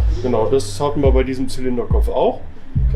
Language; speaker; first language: German; native; German